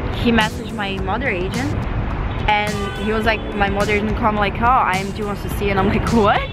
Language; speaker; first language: English; non-native, fluent; Portuguese